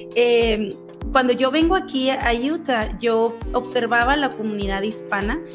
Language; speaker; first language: Spanish; native; Spanish